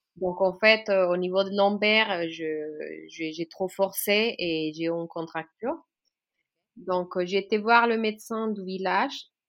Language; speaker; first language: French; non-native, fluent; Spanish